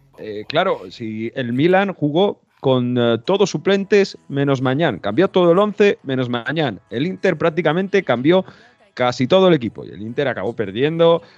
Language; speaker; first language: Spanish; native; Spanish